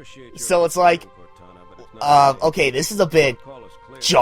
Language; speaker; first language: English; native; English